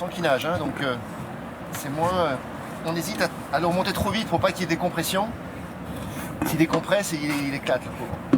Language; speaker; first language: French; native; French